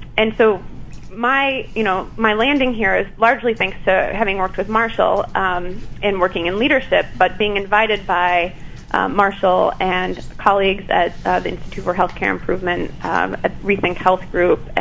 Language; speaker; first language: English; native; English